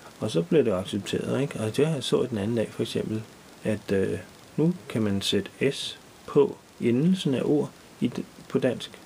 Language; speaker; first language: Danish; native; Danish